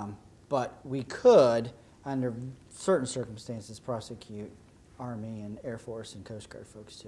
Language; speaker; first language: English; native; English